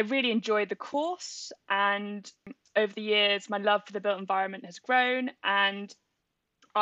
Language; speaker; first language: English; native; English